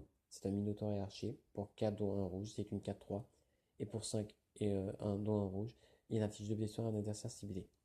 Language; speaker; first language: French; native; French